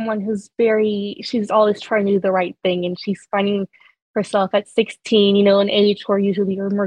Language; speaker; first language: English; non-native, fluent; French